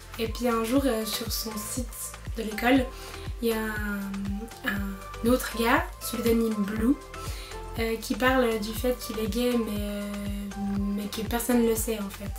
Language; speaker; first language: French; native; French